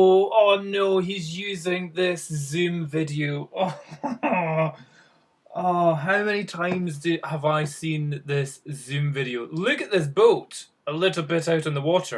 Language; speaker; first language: English; native; English